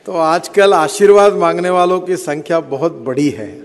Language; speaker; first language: Hindi; non-native, local second language; Marathi